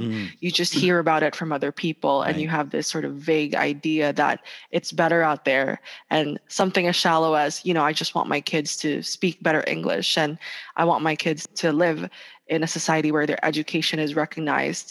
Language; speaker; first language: English; non-native, local second language; Hiligaynon